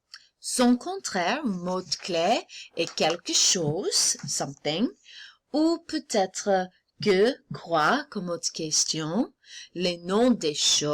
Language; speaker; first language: French; non-native, fluent; English